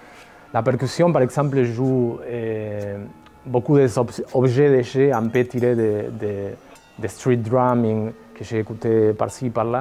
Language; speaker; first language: French; non-native, fluent; Spanish